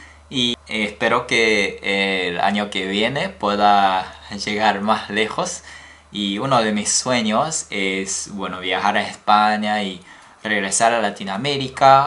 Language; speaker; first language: Spanish; non-native, fluent; Japanese